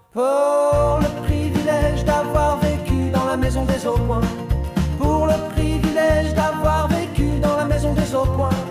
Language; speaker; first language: French; native; French